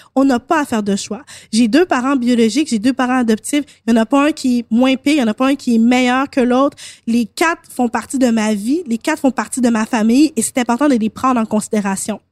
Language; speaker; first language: French; native; French